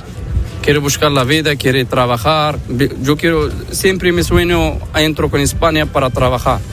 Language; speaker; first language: Spanish; non-native, learner; Arabic